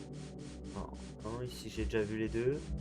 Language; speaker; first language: French; native; French